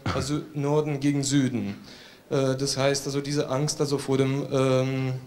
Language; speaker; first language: German; non-native, fluent; Russian